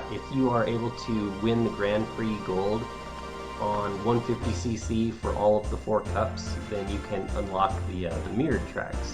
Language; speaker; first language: English; native; English